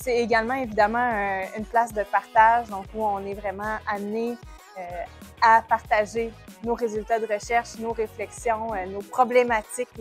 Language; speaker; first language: French; native; French